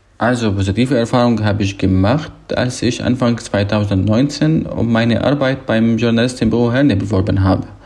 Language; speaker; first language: German; non-native, fluent; Arabic